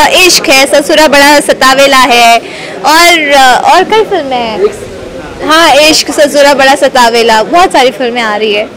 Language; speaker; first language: Hindi; non-native, local second language; Gujarati